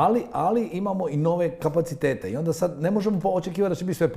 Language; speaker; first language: Croatian; native; Croatian